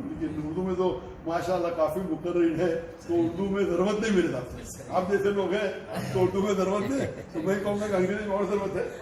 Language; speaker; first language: Urdu; native; Urdu